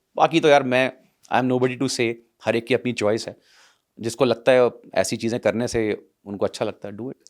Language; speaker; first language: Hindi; non-native, local second language; Punjabi